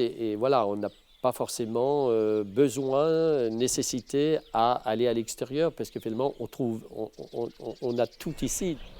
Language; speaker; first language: French; native; French